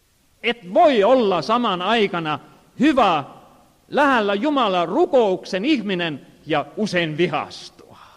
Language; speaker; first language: Finnish; non-native, fluent; Estonian